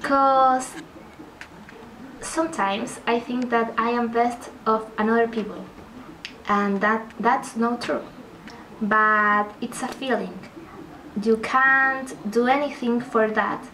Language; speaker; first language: English; non-native, learner; Spanish